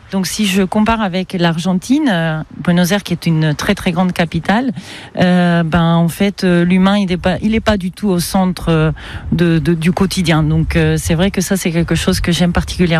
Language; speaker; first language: French; non-native, fluent; Spanish